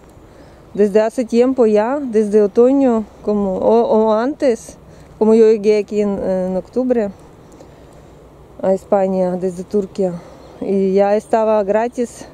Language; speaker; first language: Spanish; non-native, learner; Russian